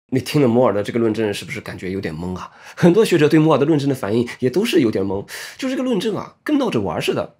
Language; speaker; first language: Chinese; native; Chinese